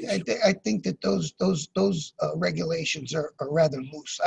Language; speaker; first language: English; native; English